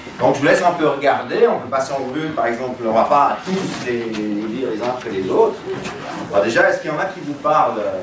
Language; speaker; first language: French; native; French